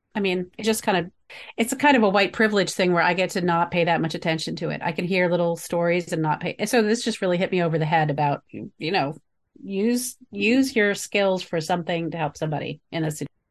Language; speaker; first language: English; native; English